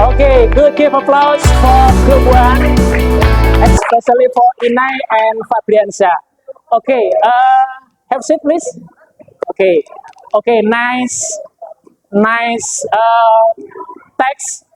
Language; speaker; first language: English; non-native, fluent; Indonesian